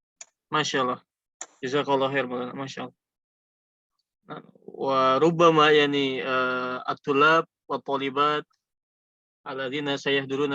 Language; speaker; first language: Arabic; non-native, fluent; Indonesian